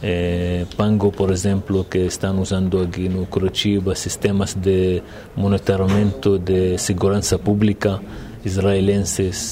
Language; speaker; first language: Portuguese; non-native, fluent; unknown